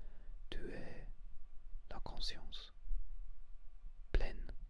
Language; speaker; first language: French; non-native, learner; Spanish